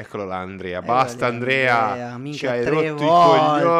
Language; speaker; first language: Italian; native; Italian